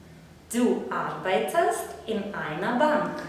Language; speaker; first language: German; non-native, fluent; Belarusian